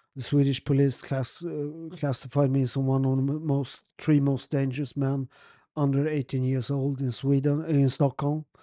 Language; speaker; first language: English; non-native, fluent; Italian